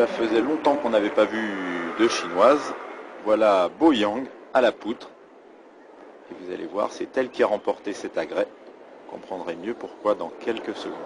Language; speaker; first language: French; native; French